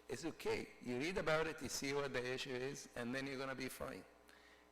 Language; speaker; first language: English; non-native, fluent; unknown